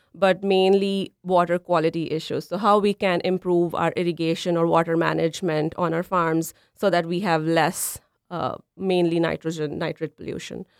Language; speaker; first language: English; non-native, local second language; Punjabi